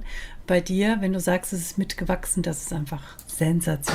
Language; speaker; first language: German; native; German